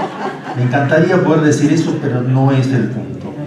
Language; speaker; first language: Spanish; native; Spanish